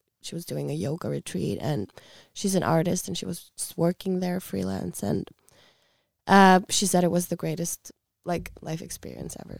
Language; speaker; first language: English; non-native, fluent; Icelandic